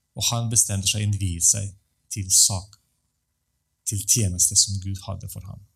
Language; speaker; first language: Norwegian; non-native, fluent; Russian